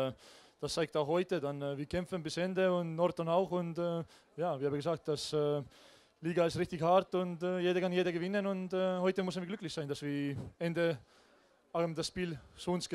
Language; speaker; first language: German; non-native, learner; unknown